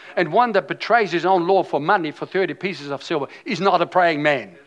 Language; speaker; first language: English; non-native, fluent; German